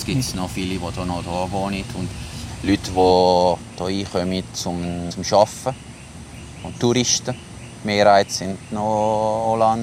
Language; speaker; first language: German; non-native, local second language; Italian